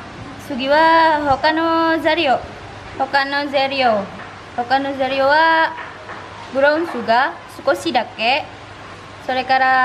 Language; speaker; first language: Japanese; non-native, learner; Indonesian